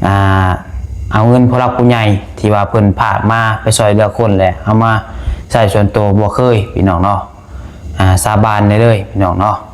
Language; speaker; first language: Thai; non-native, local second language; Lao